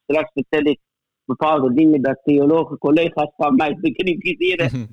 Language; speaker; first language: Dutch; non-native, fluent; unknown